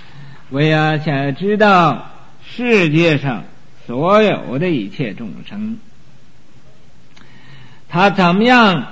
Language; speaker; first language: Chinese; native; Chinese